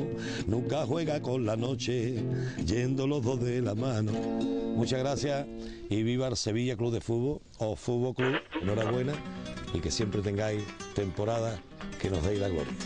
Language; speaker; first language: Spanish; native; Spanish